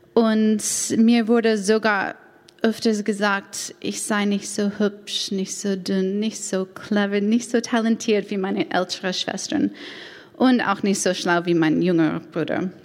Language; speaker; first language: German; non-native, fluent; English